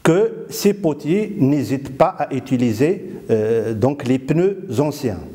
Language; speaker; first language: French; non-native, local second language; Arabic